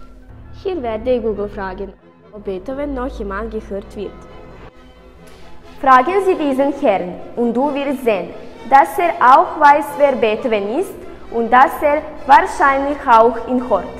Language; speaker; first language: German; non-native, learner; Serbian